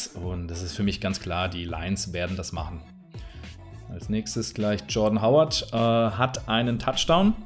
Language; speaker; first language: German; native; German